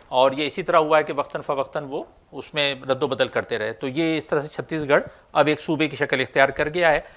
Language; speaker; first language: Urdu; native; Urdu